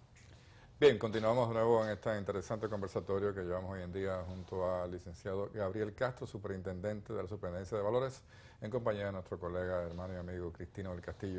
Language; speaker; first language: Spanish; native; Spanish